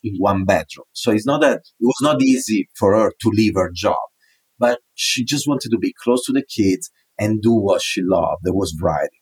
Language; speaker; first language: English; non-native, fluent; Italian